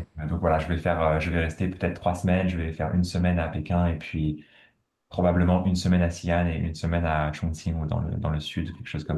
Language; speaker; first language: French; native; French